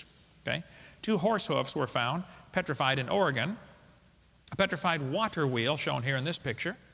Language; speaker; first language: English; native; English